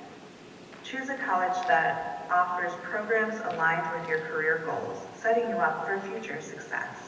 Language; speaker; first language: English; native; English